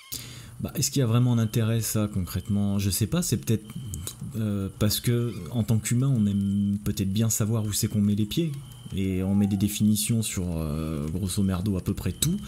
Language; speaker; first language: French; native; French